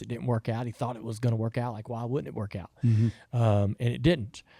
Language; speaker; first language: English; native; English